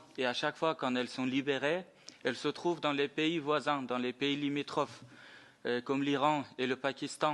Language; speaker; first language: French; non-native, fluent; Persian